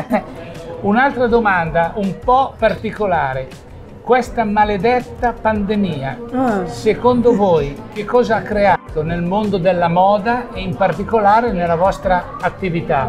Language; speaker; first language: Italian; native; Italian